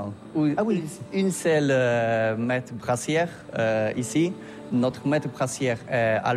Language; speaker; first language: French; non-native, learner; Polish